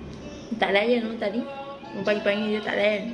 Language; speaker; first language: Malay; native; Malay